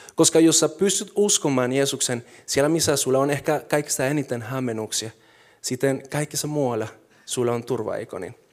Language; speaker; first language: Finnish; non-native, fluent; Spanish